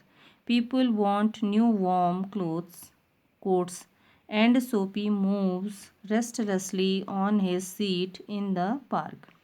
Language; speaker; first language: English; non-native, local second language; Hindi